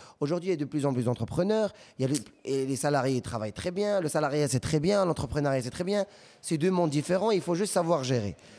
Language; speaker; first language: French; non-native, local second language; Arabic